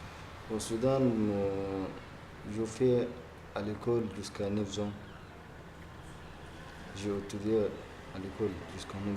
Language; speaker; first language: French; non-native, learner; Arabic